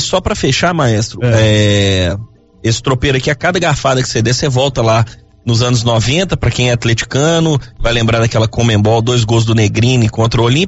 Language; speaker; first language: Portuguese; native; Portuguese